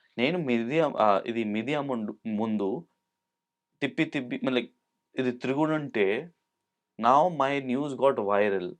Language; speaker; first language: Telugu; non-native, local second language; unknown